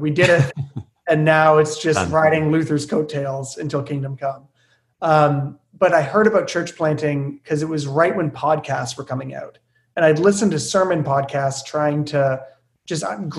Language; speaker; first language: English; native; English